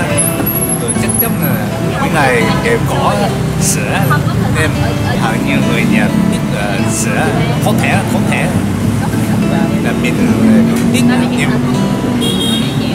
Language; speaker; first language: Vietnamese; non-native, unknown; Japanese